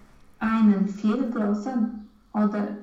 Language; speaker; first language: German; non-native, learner; Romanian